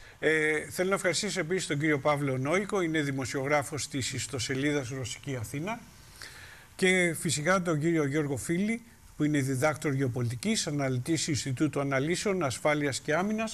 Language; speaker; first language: Greek; native; Greek